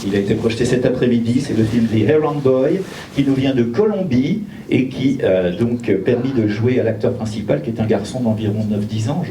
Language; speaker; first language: French; native; French